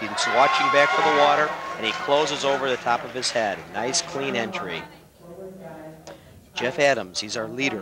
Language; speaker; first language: English; native; English